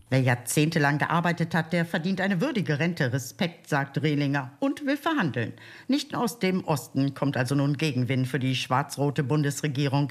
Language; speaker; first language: German; native; German